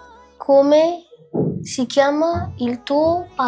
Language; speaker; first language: Italian; early bilingual, other home language; Bangla